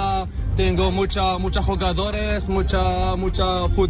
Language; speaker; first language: Spanish; non-native, learner; Arabic